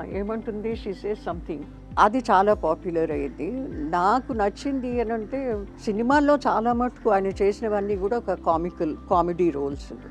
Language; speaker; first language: Telugu; native; Telugu